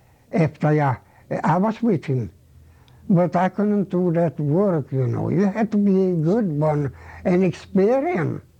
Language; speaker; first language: English; non-native, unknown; Swedish